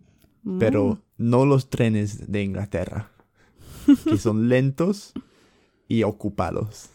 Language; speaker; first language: Spanish; non-native, fluent; English